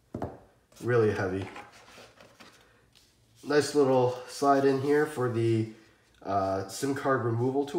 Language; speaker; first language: English; native; English